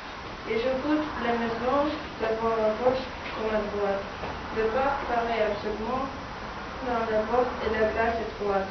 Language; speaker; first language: French; non-native, learner; Russian